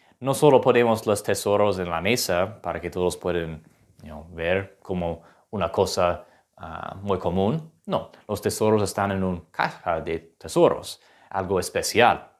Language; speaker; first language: Spanish; non-native, learner; English